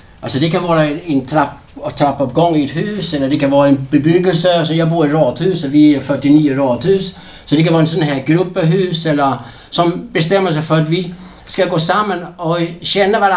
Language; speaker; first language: Swedish; non-native, fluent; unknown